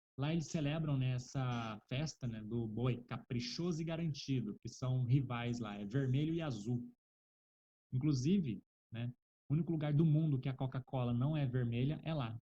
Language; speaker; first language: Portuguese; native; Portuguese